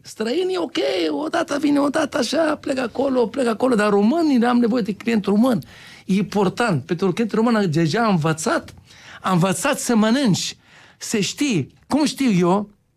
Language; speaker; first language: Romanian; non-native, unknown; Hebrew